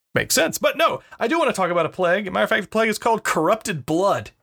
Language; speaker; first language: English; native; English